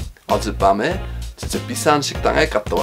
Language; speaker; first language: Korean; non-native, fluent; English